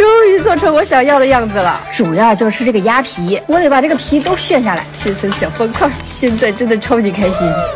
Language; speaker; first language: Chinese; native; Chinese